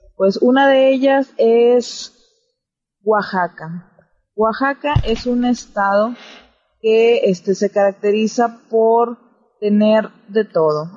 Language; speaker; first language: Spanish; native; Spanish